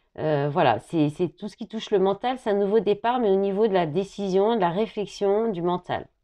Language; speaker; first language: French; native; French